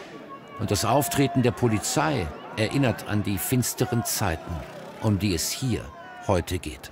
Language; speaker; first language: German; native; German